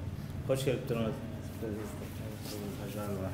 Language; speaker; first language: Russian; early bilingual, heritage; Russian